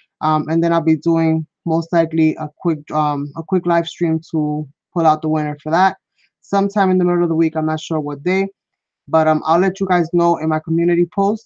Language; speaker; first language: English; early bilingual, other home language; Spanish